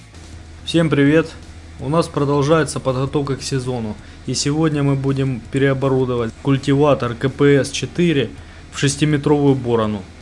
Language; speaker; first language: Russian; native; Russian